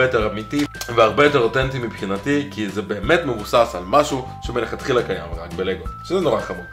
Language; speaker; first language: Hebrew; native; Hebrew